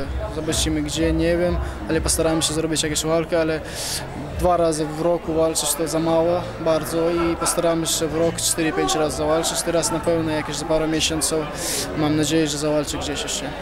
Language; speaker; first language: Polish; non-native, fluent; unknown